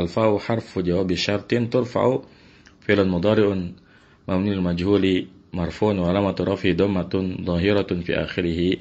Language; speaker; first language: Arabic; non-native, fluent; Indonesian